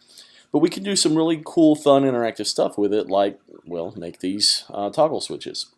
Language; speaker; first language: English; native; English